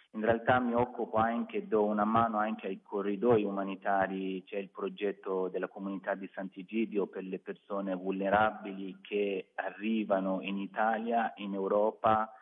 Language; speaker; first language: Italian; non-native, fluent; Persian